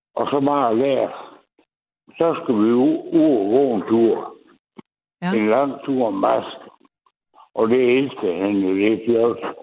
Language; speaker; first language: Danish; native; Danish